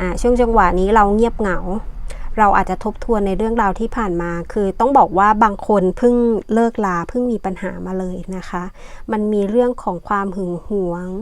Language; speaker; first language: Thai; native; Thai